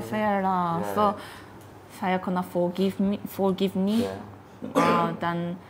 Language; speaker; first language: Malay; non-native, fluent; Korean